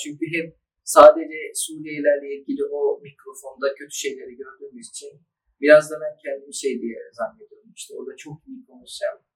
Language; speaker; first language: Turkish; early bilingual, other home language; Arabic